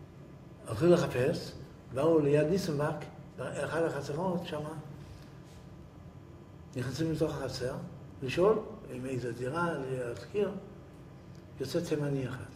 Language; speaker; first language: Hebrew; early bilingual, other home language; Yiddish